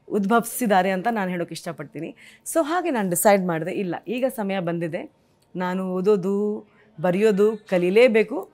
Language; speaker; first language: Kannada; non-native, fluent; Hindi